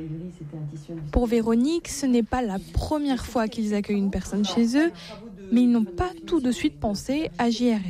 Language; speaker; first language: French; native; French